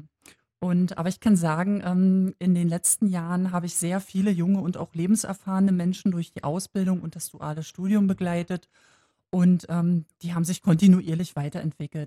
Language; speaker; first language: German; native; German